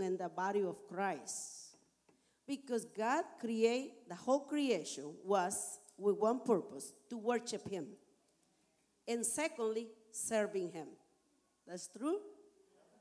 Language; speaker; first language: English; non-native, learner; Spanish